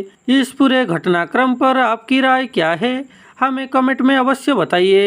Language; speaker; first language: Hindi; non-native, local second language; Odia